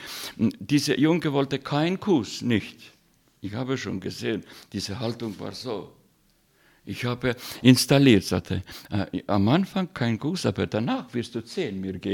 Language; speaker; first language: German; non-native, learner; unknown